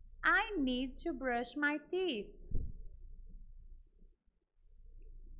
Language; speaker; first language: English; non-native, fluent; Portuguese